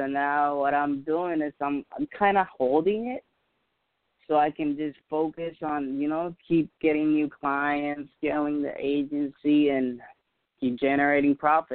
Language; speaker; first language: English; non-native, fluent; Spanish